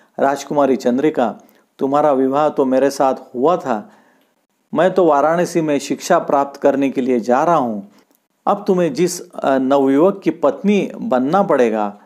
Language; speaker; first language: Hindi; non-native, local second language; Marathi